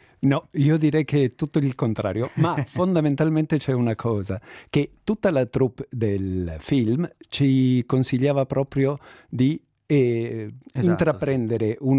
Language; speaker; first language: Italian; non-native, fluent; Spanish